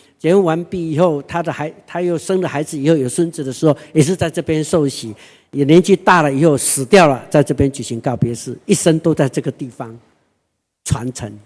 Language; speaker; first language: Chinese; non-native, local second language; Hakka Chinese